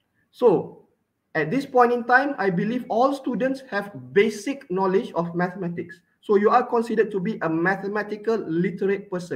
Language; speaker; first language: English; non-native, local second language; Malay